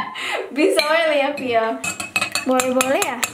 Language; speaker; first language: Turkish; non-native, learner; Indonesian